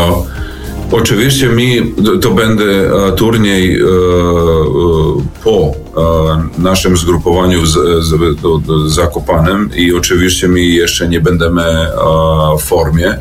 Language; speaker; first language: Polish; non-native, learner; Serbian